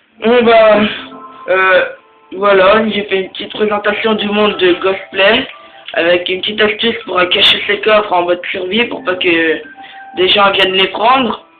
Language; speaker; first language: French; native; French